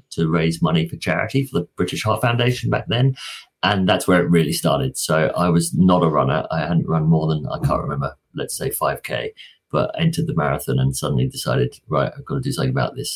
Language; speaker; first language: English; native; English